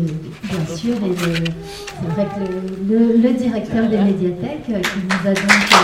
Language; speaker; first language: French; native; French